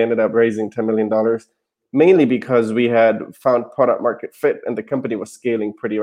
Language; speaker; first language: English; non-native, fluent; German